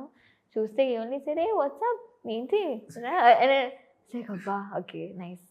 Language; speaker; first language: Telugu; non-native, fluent; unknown